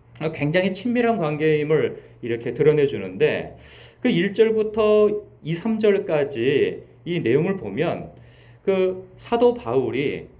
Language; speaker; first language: Korean; native; Korean